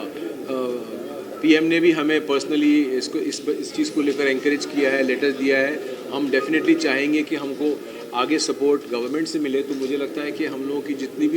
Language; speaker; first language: Hindi; native; Hindi